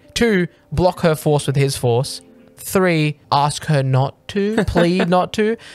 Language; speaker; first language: English; native; English